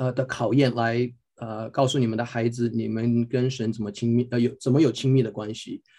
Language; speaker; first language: Chinese; early bilingual, heritage; Chinese